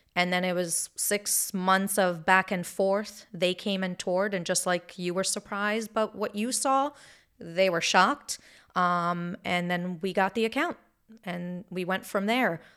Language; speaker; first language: English; early bilingual, other home language; Hebrew